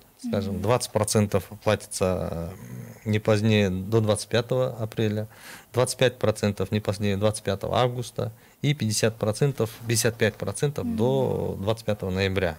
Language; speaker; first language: Russian; non-native, local second language; Kyrgyz